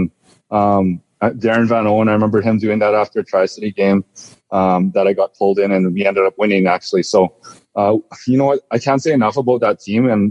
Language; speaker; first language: English; native; English